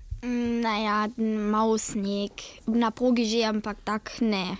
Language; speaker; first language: Slovenian; non-native, local second language; German